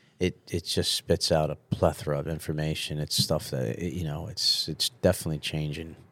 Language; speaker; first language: English; early bilingual, other home language; Italian